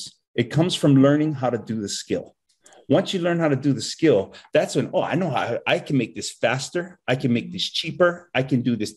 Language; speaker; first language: English; native; English